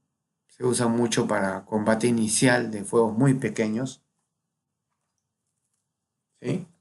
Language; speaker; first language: Spanish; native; Spanish